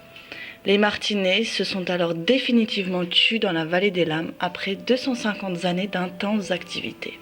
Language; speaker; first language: French; native; French